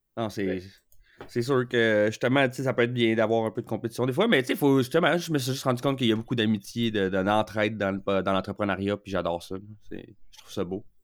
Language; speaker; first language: French; native; French